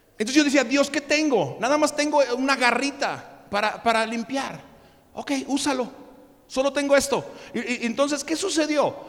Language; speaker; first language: Spanish; early bilingual, other home language; English